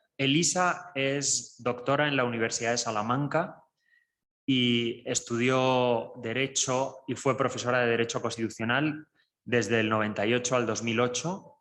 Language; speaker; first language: Spanish; native; Spanish